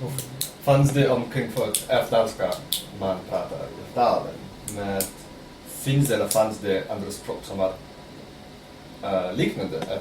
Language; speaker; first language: Swedish; non-native, learner; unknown